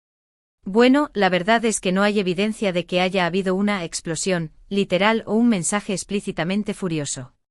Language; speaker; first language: Spanish; native; Spanish